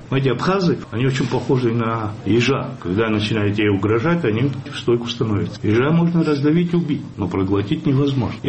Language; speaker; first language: Russian; non-native, local second language; Abkhazian